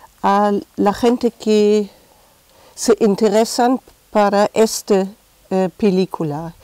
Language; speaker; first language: Spanish; non-native, fluent; German